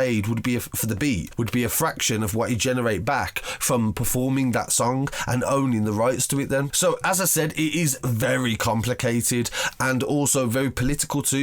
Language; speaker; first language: English; native; English